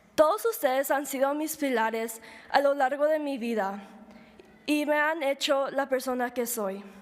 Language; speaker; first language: Spanish; early bilingual, heritage; Spanish